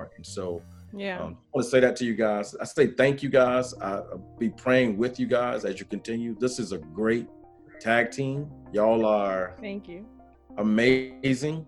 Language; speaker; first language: English; native; English